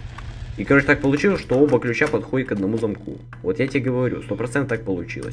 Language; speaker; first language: Russian; native; Russian